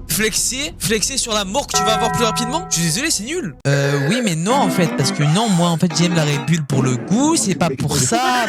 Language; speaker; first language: French; native; French